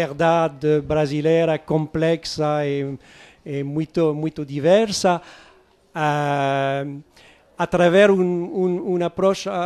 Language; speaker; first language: Portuguese; non-native, learner; French